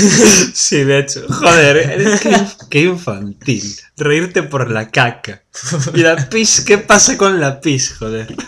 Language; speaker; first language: Spanish; native; Spanish